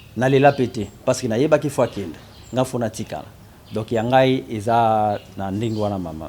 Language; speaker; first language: Lingala; non-native, local second language; Kongo